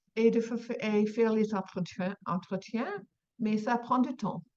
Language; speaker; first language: French; non-native, learner; English